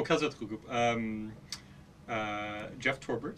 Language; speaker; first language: French; non-native, local second language; English